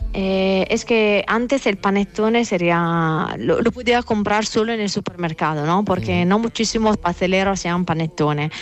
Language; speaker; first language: Spanish; non-native, fluent; Italian